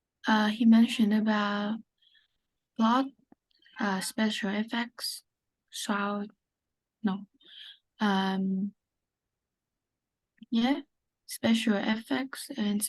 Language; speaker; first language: English; non-native, learner; Vietnamese